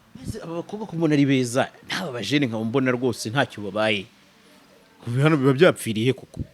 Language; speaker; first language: Kinyarwanda; native; Kinyarwanda